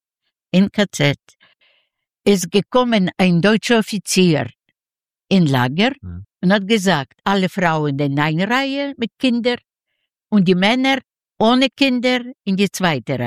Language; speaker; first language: German; non-native, learner; Yiddish